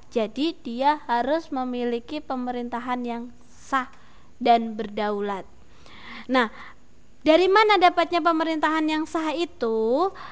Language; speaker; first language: Indonesian; native; Indonesian